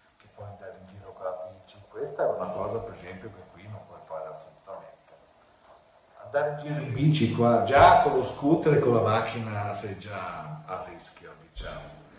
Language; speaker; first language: Italian; native; Italian